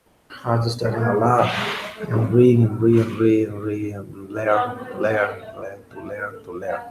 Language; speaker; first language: English; non-native, learner; Spanish